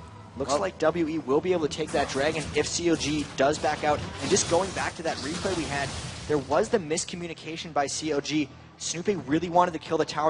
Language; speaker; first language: English; native; English